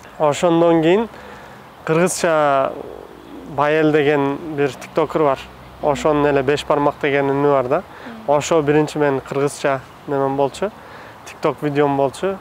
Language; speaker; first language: Kyrgyz; non-native, fluent; Turkish